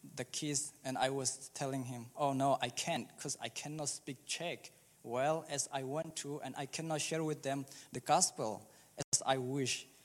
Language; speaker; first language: English; early bilingual, other home language; Burmese